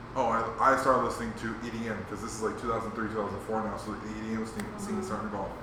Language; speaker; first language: English; native; English